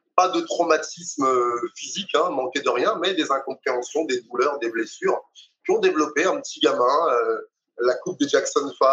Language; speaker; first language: French; native; French